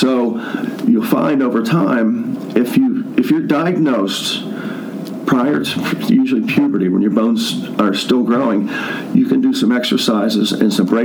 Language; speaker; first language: English; native; English